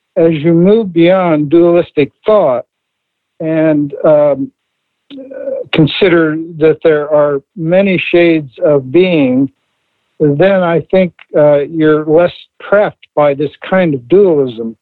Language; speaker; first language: English; native; English